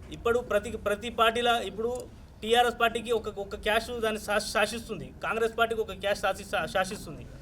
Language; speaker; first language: Telugu; non-native, local second language; Lambadi